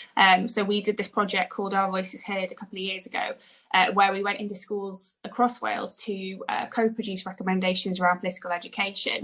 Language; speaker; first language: English; native; English